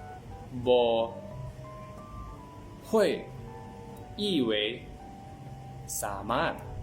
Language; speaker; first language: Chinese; non-native, learner; Lao